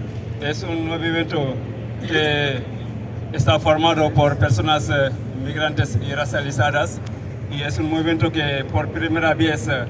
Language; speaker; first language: Spanish; non-native, fluent; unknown